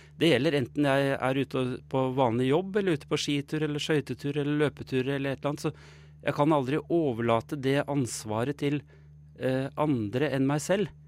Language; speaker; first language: Norwegian; native; Norwegian